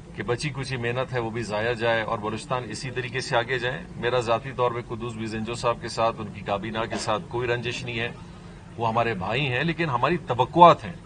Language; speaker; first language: Urdu; non-native, local second language; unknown